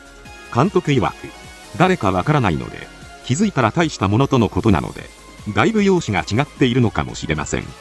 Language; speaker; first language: Japanese; native; Japanese